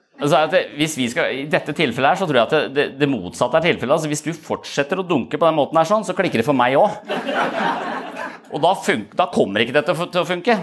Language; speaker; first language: Norwegian; native; Norwegian